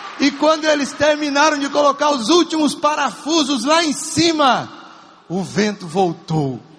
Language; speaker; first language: Portuguese; native; Portuguese